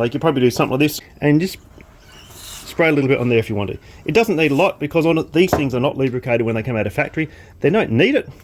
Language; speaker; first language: English; native; English